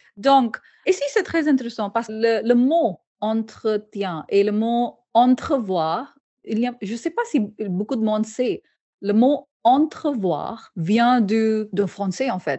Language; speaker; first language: French; non-native, learner; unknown